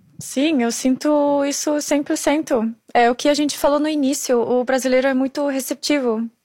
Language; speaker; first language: Portuguese; non-native, fluent; German